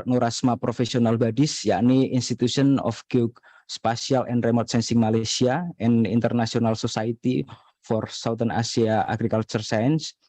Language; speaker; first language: English; non-native, learner; Indonesian